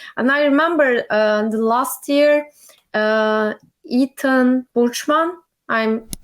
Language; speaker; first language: English; non-native, learner; Turkish